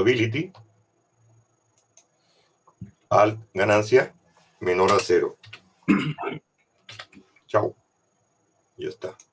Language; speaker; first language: Spanish; native; Spanish